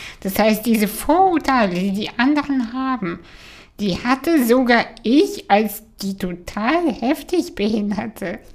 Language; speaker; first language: German; early bilingual, other home language; Russian